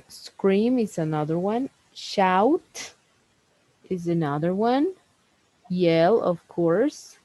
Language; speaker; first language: English; non-native, fluent; Spanish